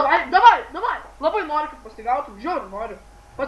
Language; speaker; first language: Lithuanian; native; Lithuanian